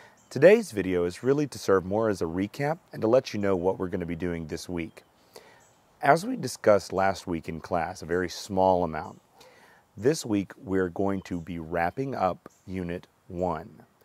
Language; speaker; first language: English; native; English